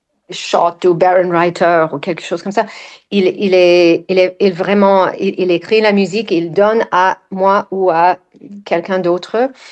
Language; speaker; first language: French; non-native, fluent; English